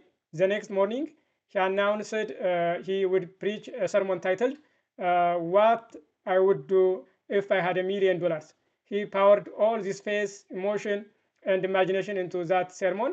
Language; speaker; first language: English; non-native, fluent; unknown